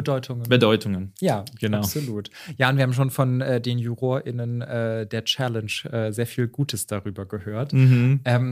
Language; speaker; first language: German; native; German